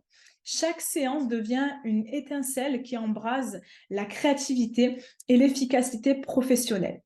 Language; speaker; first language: French; native; French